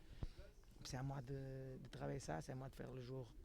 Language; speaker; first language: French; non-native, learner; Portuguese